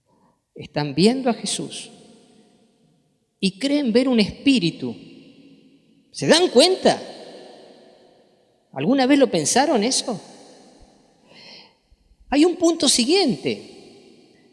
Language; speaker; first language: Spanish; native; Spanish